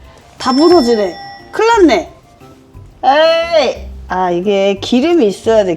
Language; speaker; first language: Korean; native; Korean